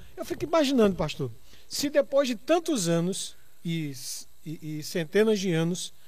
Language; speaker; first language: Portuguese; native; Portuguese